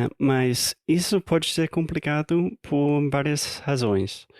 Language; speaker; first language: Portuguese; non-native, fluent; English